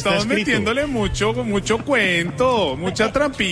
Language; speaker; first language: Spanish; native; Spanish